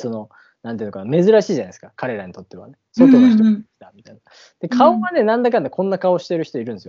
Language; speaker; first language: Japanese; native; Japanese